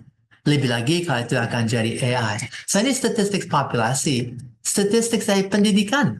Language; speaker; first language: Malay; non-native, fluent; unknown